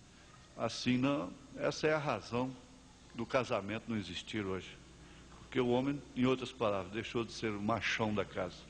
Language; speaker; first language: Portuguese; native; Portuguese